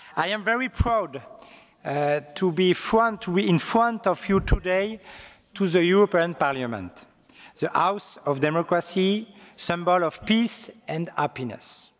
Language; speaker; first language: English; non-native, learner; French